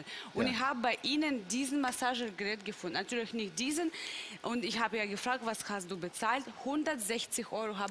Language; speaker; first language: German; non-native, fluent; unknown